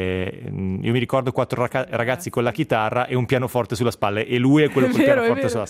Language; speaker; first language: Italian; native; Italian